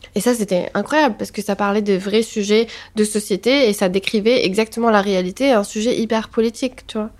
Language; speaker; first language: French; non-native, local second language; Arabic